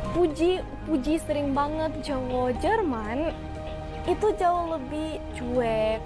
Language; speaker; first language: Indonesian; non-native, fluent; German